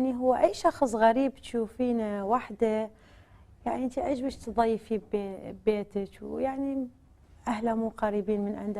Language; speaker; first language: Arabic; native; Arabic